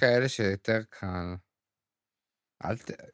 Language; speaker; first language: Hebrew; native; Hebrew